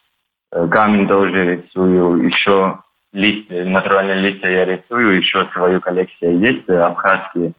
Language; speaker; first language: Russian; non-native, learner; Turkish